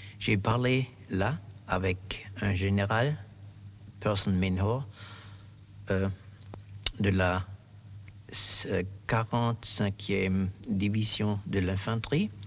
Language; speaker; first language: French; non-native, fluent; German